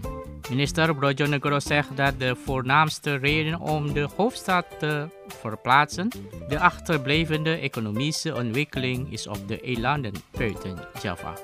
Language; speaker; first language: Dutch; non-native, fluent; Indonesian